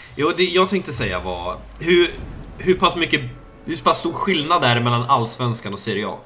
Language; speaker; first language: Swedish; native; Swedish